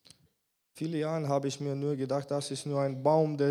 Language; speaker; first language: German; non-native, fluent; Bulgarian